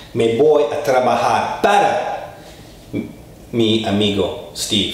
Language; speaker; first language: Spanish; non-native, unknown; English